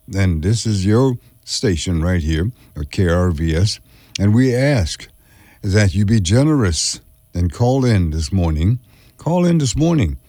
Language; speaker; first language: English; early bilingual, other home language; French